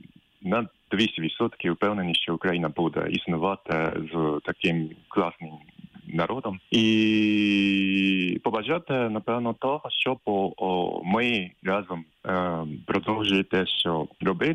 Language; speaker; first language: Ukrainian; non-native, fluent; Japanese